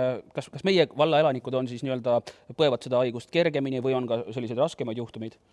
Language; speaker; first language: Estonian; native; Estonian